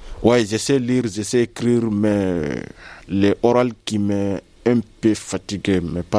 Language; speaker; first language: French; non-native, learner; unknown